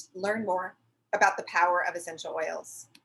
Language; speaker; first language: English; native; English